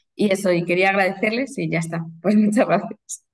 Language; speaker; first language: Spanish; native; Spanish